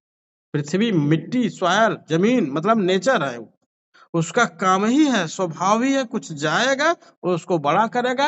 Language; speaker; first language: Hindi; native; Hindi